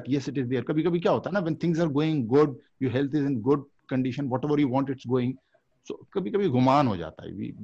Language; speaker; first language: English; non-native, local second language; Hindi